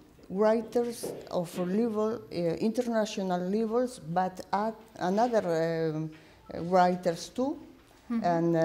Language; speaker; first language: English; non-native, learner; Spanish